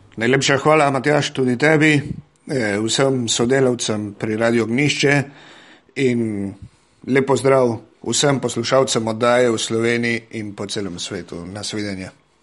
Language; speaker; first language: Slovenian; early bilingual, heritage; Slovenian